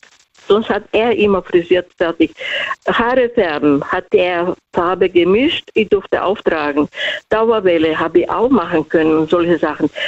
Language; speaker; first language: German; non-native, fluent; Slovenian